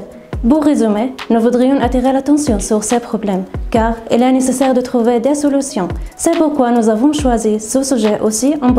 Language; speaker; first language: French; non-native, learner; Arabic